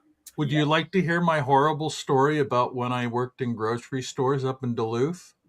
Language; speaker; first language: English; native; English